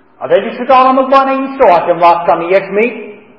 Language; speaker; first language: Hungarian; non-native, learner; English